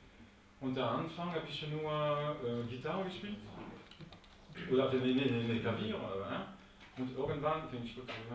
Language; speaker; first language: German; non-native, local second language; French